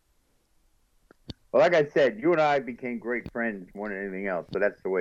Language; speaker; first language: English; native; English